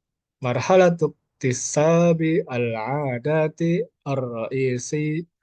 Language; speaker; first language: Arabic; non-native, learner; Indonesian